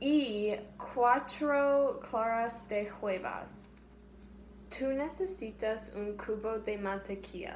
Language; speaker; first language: Spanish; non-native, learner; English